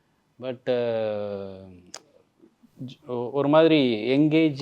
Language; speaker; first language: Tamil; native; Tamil